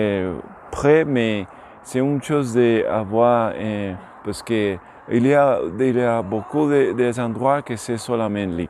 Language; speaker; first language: French; non-native, learner; Spanish